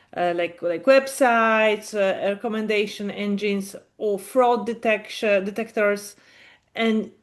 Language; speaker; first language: English; non-native, fluent; Polish